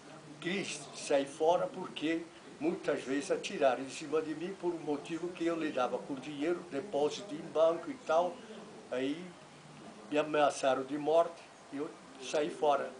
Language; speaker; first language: Portuguese; non-native, fluent; Italian